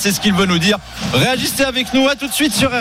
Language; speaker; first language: French; native; French